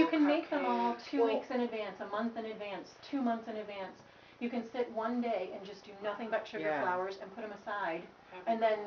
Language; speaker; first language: English; native; English